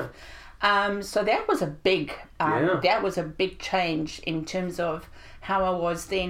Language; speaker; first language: English; native; English